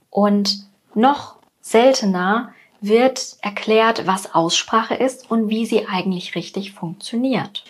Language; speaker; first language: German; native; German